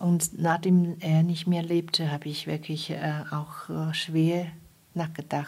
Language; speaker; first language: German; non-native, fluent; Chinese